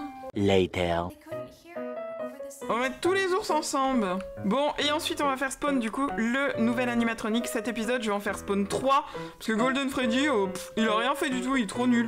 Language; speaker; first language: French; native; French